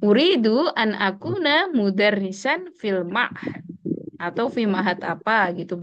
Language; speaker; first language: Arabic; non-native, fluent; Indonesian